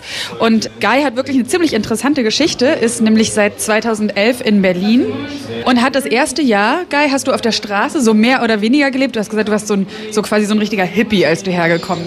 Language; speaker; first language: German; native; German